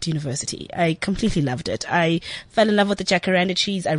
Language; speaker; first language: English; non-native, local second language; Zulu